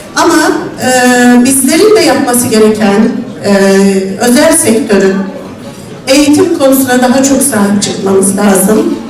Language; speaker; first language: Turkish; non-native, local second language; Adyghe